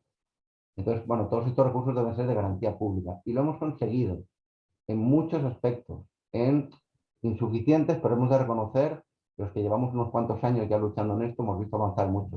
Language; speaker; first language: Spanish; native; Spanish